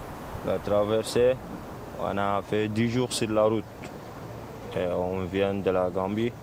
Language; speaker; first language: French; non-native, fluent; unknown